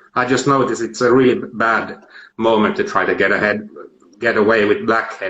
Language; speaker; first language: English; non-native, fluent; Finnish